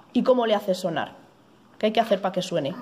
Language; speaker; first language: Spanish; native; Spanish